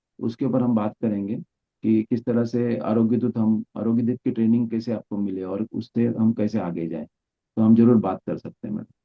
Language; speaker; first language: Hindi; non-native, local second language; Marathi